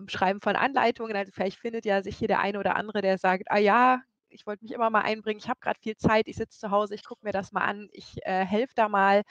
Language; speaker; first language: German; native; German